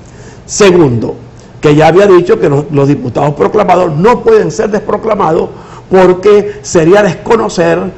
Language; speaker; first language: Spanish; native; Spanish